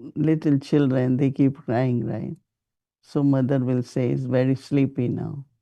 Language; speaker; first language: English; non-native, local second language; Hindi